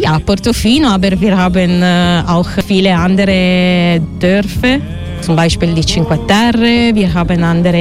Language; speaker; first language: German; non-native, learner; Italian